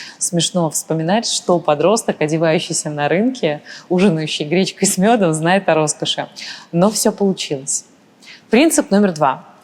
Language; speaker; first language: Russian; early bilingual, other home language; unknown